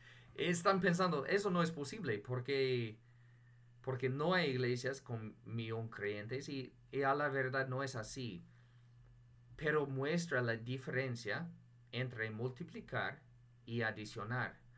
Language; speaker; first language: Spanish; non-native, fluent; English